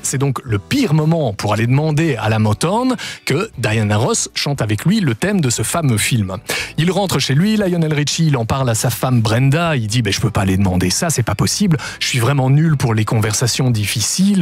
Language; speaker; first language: French; native; French